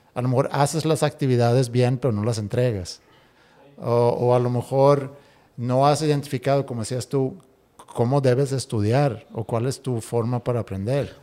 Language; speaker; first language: Spanish; non-native, fluent; Swedish